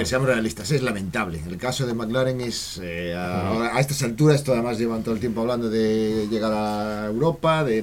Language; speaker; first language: Spanish; native; Spanish